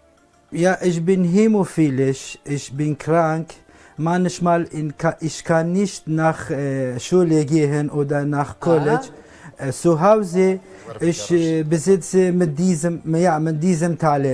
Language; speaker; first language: German; non-native, learner; Kurdish